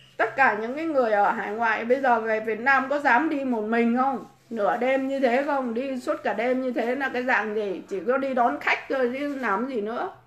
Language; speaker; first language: Vietnamese; native; Vietnamese